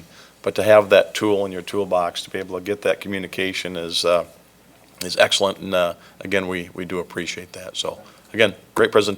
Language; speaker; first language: English; native; English